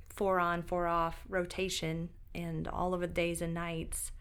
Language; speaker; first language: English; native; English